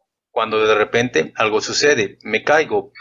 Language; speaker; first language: Spanish; native; Spanish